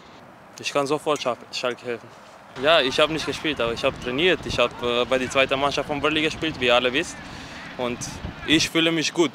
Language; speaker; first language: German; non-native, fluent; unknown